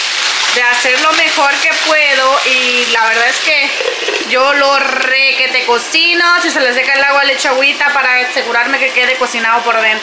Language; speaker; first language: Spanish; native; Spanish